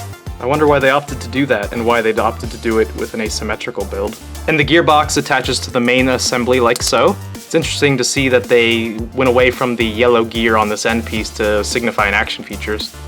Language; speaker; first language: English; native; English